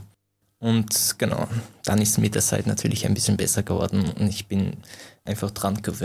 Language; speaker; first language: German; non-native, fluent; Persian